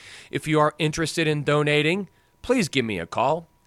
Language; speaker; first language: English; native; English